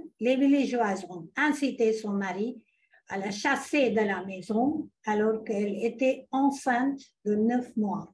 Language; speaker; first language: French; non-native, fluent; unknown